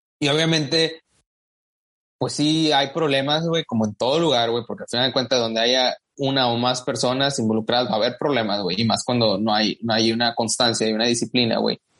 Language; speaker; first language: Spanish; native; Spanish